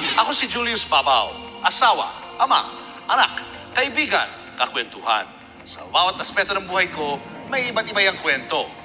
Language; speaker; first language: Filipino; native; Filipino